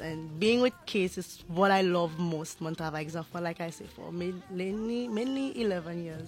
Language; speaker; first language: English; non-native, local second language; Seselwa Creole French